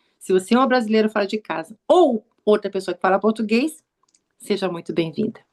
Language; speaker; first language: Portuguese; native; Portuguese